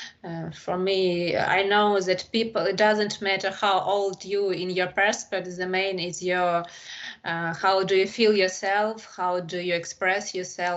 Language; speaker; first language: English; non-native, learner; Ukrainian